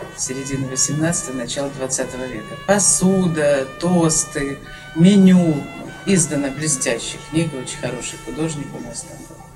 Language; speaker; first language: Russian; native; Russian